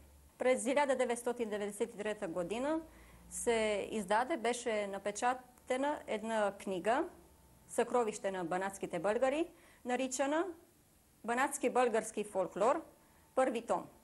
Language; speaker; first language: Bulgarian; early bilingual, heritage; Bulgarian